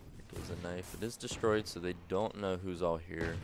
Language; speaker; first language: English; native; English